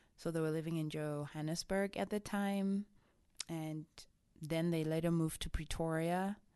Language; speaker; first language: English; non-native, local second language; Shona